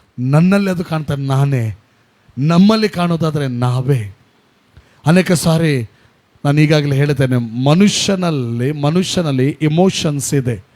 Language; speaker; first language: Kannada; non-native, local second language; Tulu